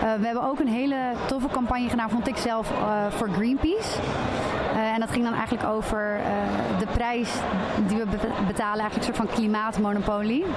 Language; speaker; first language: Dutch; native; Dutch